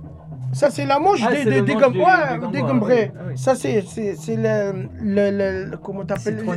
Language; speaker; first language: French; non-native, learner; Arabic